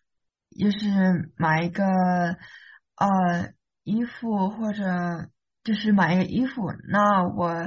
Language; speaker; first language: Chinese; early bilingual, heritage; Chinese